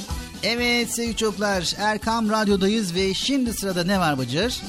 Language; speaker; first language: Turkish; native; Turkish